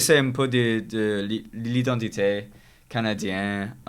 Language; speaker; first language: French; non-native, learner; English